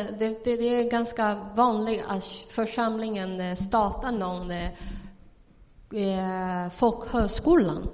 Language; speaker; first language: Swedish; non-native, fluent; Chinese